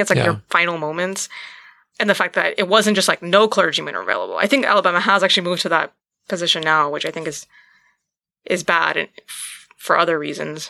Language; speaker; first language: English; native; English